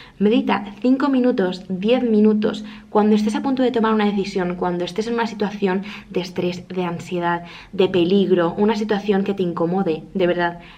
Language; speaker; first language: Spanish; native; Spanish